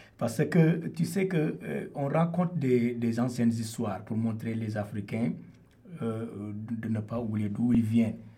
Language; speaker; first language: French; non-native, local second language; Wolof